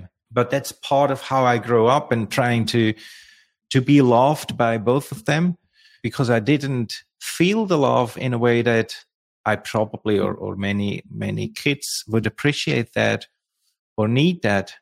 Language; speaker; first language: English; non-native, fluent; Swiss German